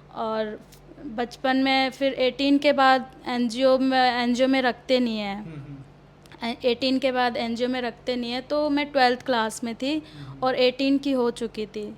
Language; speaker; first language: Hindi; early bilingual, other home language; Odia